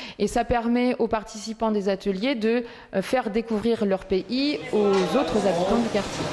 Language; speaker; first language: French; native; French